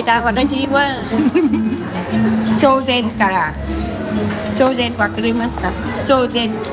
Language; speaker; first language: Japanese; non-native, learner; Vietnamese